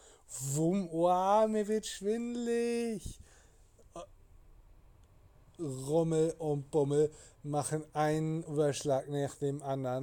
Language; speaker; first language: German; native; German